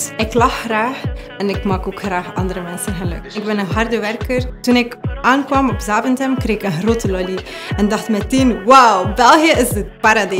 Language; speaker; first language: Dutch; early bilingual, other home language; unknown